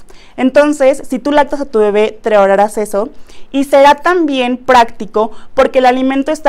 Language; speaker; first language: Spanish; native; Spanish